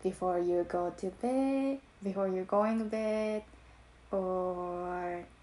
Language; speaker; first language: English; non-native, learner; Japanese